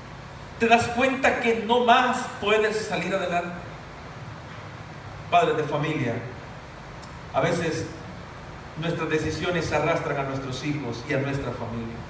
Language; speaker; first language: Spanish; native; Spanish